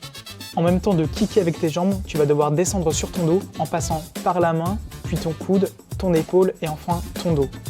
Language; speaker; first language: French; native; French